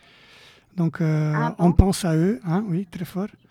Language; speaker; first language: French; native; French